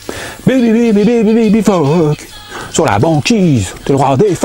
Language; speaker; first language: French; native; French